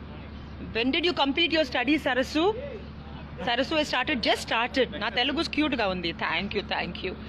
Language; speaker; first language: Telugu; non-native, learner; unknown